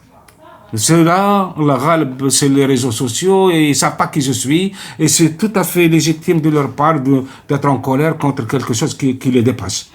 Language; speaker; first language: French; non-native, local second language; Arabic